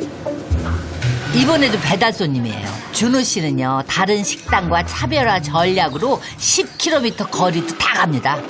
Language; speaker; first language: Korean; native; Korean